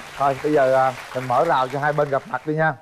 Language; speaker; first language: Vietnamese; native; Vietnamese